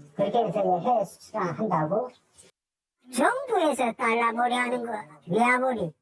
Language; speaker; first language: Korean; native; Korean